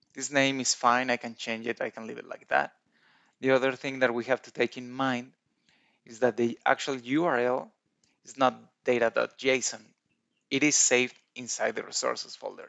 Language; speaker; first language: English; non-native, fluent; Spanish